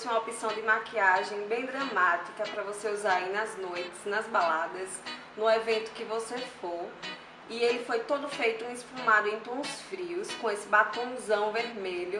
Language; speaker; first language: Portuguese; native; Portuguese